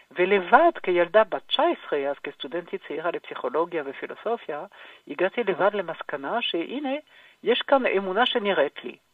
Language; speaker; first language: Hebrew; non-native, fluent; French